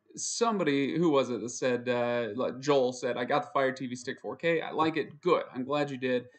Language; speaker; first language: English; native; English